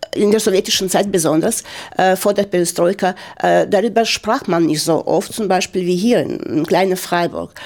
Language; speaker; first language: German; non-native, fluent; Ukrainian